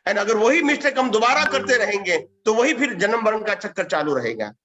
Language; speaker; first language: Hindi; non-native, local second language; Gujarati